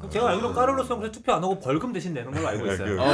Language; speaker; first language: Korean; native; Korean